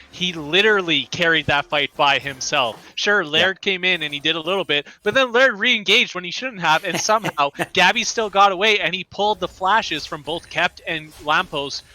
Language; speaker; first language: English; native; English